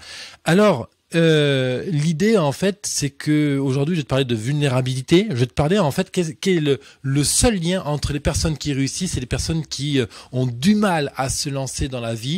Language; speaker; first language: French; native; French